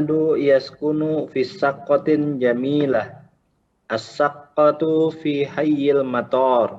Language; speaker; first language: Arabic; non-native, learner; Indonesian